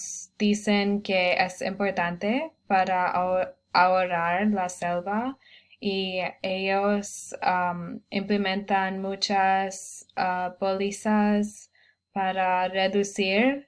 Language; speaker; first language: Spanish; non-native, learner; English